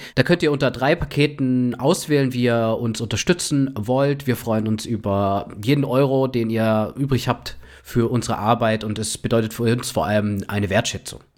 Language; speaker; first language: German; native; German